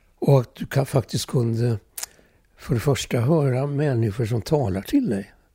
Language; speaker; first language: Swedish; early bilingual, other home language; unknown